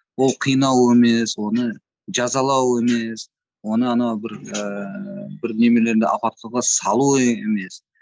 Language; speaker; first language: Kazakh; native; Kazakh